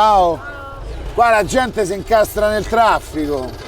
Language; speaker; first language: Italian; native; Italian